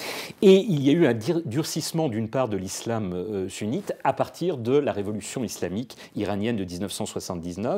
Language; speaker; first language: French; native; French